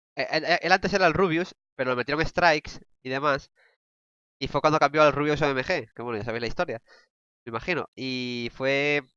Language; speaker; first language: Spanish; native; Spanish